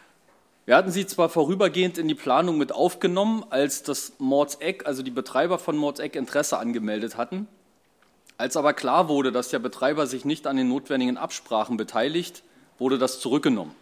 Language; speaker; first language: German; native; German